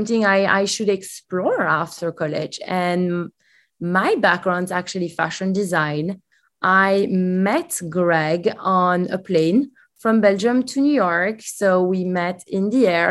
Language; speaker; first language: English; non-native, fluent; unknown